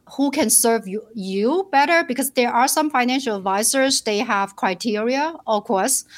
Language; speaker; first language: English; non-native, fluent; Chinese